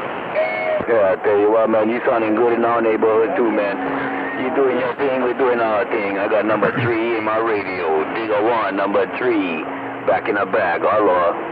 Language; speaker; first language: English; native; English